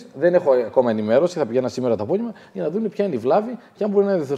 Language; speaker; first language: Greek; native; Greek